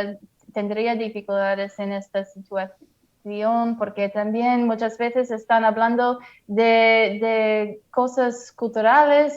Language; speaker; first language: Spanish; non-native, fluent; English